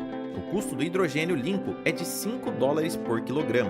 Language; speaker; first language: Portuguese; native; Portuguese